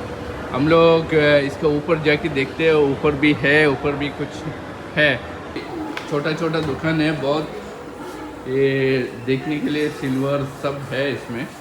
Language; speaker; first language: Hindi; non-native, local second language; Malayalam